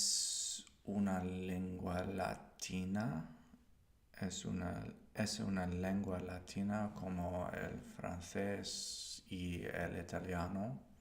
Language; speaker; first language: Spanish; non-native, learner; English